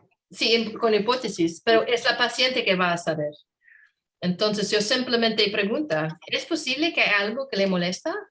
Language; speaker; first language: Spanish; non-native, learner; English